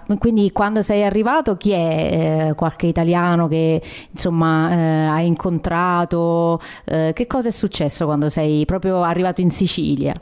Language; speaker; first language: Italian; native; Italian